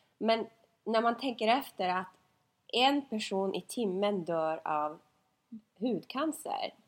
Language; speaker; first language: Swedish; native; Swedish